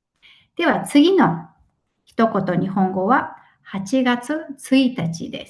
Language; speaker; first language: Japanese; non-native, fluent; Mongolian